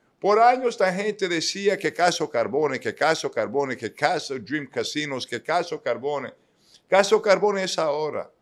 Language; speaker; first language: Spanish; non-native, fluent; Italian